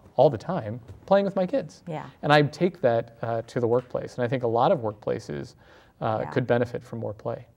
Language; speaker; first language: English; native; English